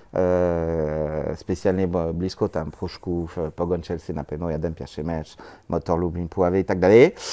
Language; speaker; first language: Polish; non-native, learner; French